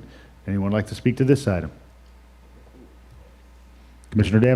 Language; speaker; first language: English; native; English